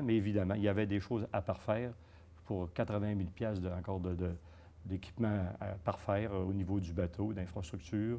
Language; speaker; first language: French; native; French